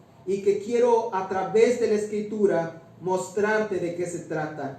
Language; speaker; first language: Spanish; native; Spanish